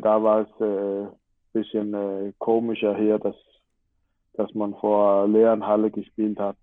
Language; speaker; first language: German; non-native, fluent; Danish